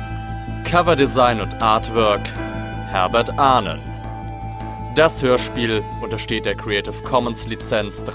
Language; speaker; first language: German; native; German